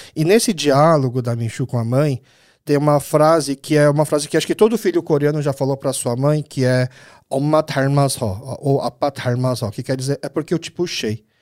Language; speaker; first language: Portuguese; early bilingual, other home language; Korean